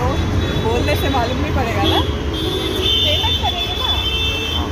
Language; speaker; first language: Hindi; non-native, local second language; Malayalam